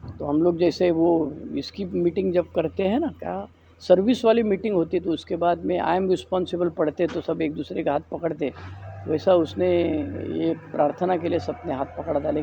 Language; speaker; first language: Hindi; non-native, local second language; Marathi